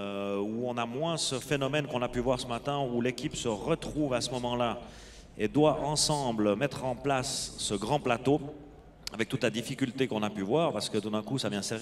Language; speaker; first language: French; native; French